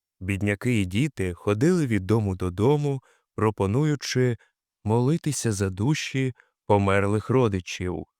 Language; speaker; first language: Ukrainian; native; Ukrainian